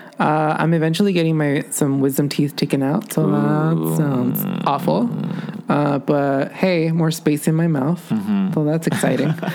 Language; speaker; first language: English; early bilingual, other home language; Spanish